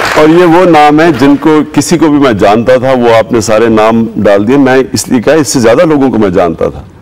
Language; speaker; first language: Urdu; native; Urdu